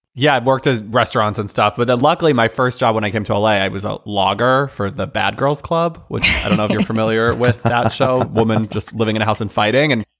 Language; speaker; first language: English; native; English